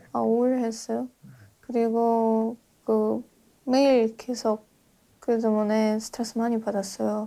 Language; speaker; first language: Korean; non-native, learner; Russian